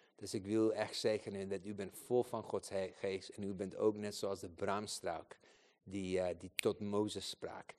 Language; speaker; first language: Dutch; non-native, fluent; Spanish